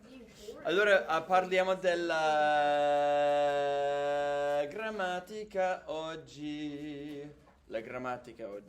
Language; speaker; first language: Italian; non-native, fluent; English